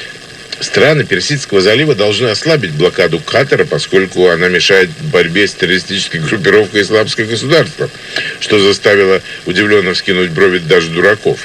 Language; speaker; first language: Russian; native; Russian